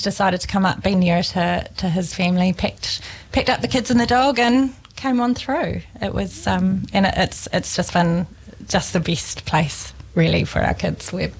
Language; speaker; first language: English; native; English